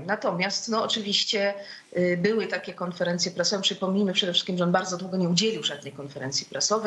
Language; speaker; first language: Polish; native; Polish